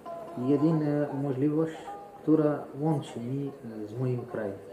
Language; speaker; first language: Polish; non-native, learner; Arabic